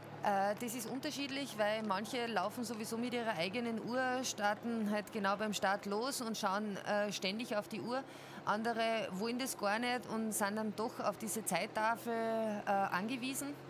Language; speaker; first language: German; native; German